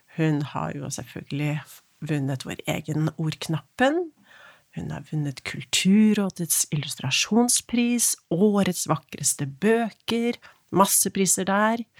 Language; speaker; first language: Norwegian; native; Norwegian